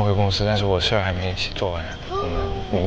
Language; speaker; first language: Chinese; native; Chinese